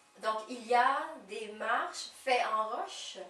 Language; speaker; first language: French; native; French